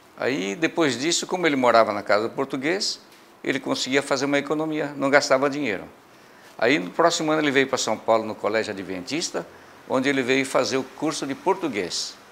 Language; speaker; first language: Portuguese; early bilingual, other home language; Japanese